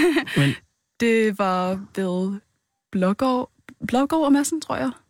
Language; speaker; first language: Danish; early bilingual, other home language; Vietnamese